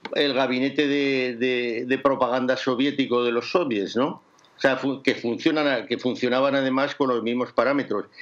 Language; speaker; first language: Spanish; native; Spanish